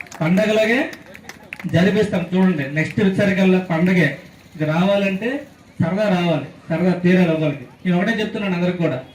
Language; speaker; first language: Telugu; native; Telugu